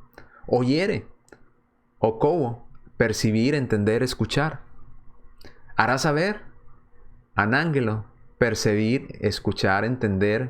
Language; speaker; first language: Spanish; native; Spanish